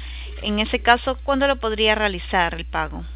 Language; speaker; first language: Spanish; native; Spanish